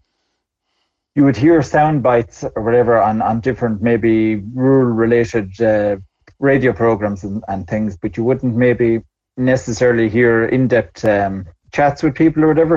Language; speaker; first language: English; native; English